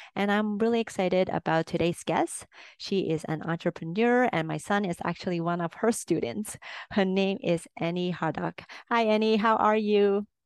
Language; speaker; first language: English; early bilingual, other home language; Cantonese